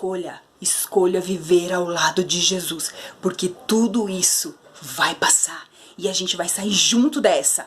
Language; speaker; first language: Portuguese; native; Portuguese